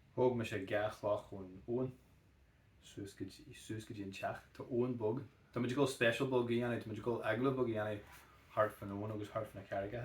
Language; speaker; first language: Irish; native; Irish